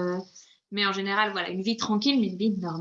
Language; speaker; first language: French; native; French